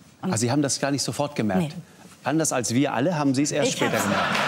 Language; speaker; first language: German; native; German